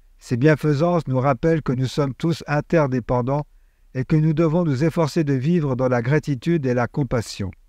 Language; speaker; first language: French; native; French